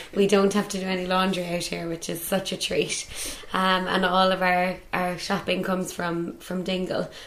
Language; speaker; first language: English; native; English